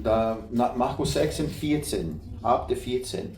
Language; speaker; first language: German; non-native, learner; Portuguese